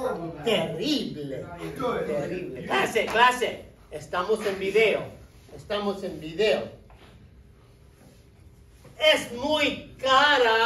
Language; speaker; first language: Spanish; non-native, fluent; English